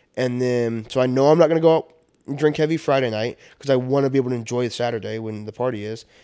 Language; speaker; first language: English; native; English